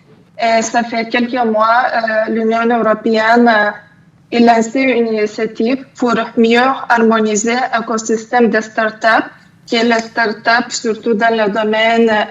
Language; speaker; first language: French; non-native, fluent; Lithuanian